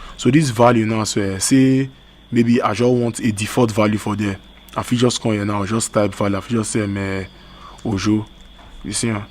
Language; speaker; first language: Nigerian Pidgin; native; Nigerian Pidgin